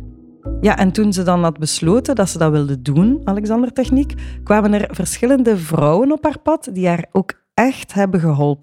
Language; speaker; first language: Dutch; native; Dutch